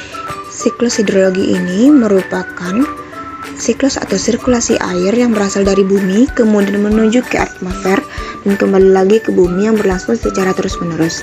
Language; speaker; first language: Indonesian; native; Indonesian